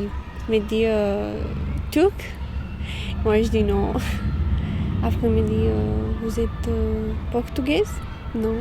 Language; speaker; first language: French; non-native, learner; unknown